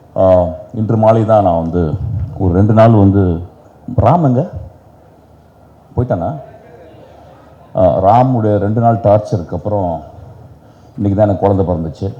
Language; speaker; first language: Tamil; native; Tamil